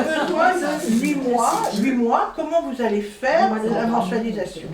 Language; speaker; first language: French; native; French